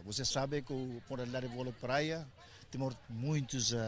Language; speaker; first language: Portuguese; non-native, local second language; Tetum